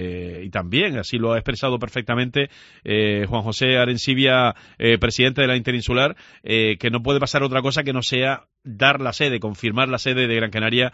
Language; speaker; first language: Spanish; native; Spanish